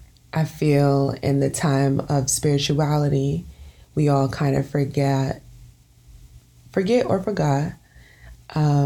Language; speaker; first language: English; native; English